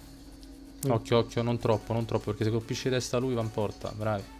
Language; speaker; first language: Italian; native; Italian